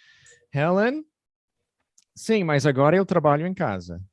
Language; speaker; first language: Portuguese; non-native, fluent; English